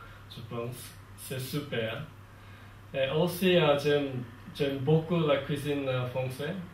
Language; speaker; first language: French; non-native, learner; Korean